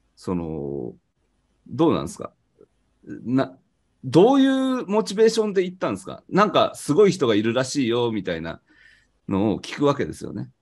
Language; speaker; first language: Japanese; native; Japanese